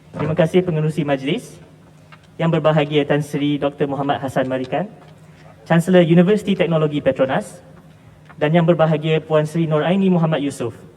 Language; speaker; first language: Malay; native; Malay